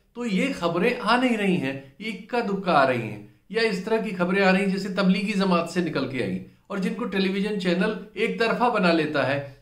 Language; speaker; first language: Hindi; native; Hindi